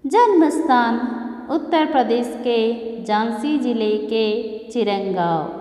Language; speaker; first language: Hindi; non-native, local second language; Kannada